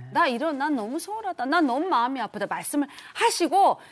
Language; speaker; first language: Korean; native; Korean